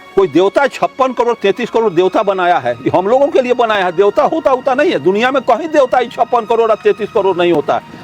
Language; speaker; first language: Hindi; native; Hindi